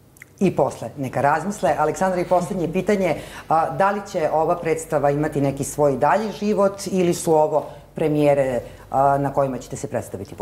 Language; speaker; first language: Serbian; native; Serbian